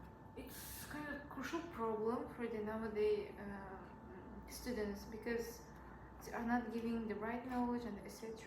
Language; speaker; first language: English; non-native, learner; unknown